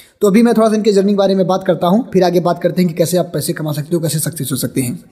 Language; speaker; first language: Hindi; native; Hindi